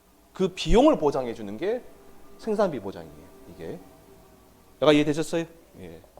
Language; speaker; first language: Korean; native; Korean